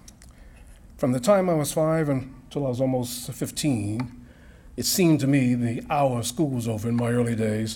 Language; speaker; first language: English; native; English